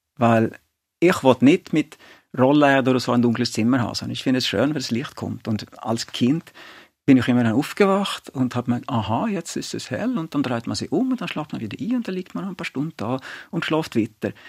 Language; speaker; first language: German; non-native, fluent; Swedish